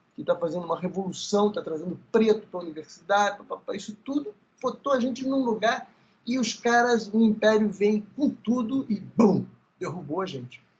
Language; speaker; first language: Portuguese; early bilingual, other home language; Spanish